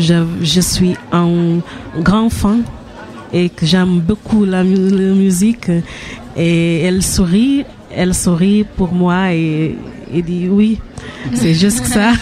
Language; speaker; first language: French; non-native, learner; Portuguese